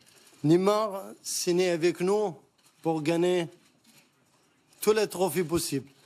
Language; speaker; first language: French; non-native, learner; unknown